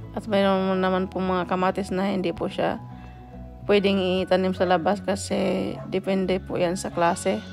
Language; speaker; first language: Filipino; non-native, local second language; Cebuano